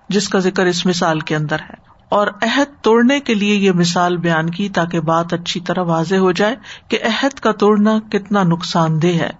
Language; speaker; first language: Urdu; native; Urdu